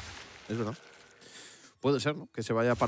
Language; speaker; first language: Spanish; native; Spanish